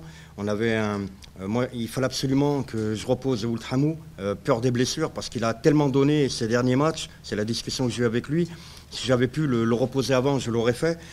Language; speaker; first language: French; native; French